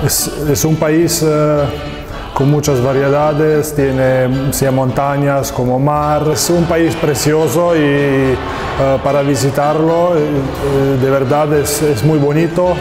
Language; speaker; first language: Spanish; non-native, fluent; Slovenian